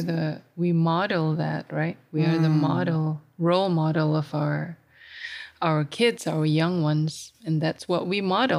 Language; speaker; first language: English; non-native, local second language; Malay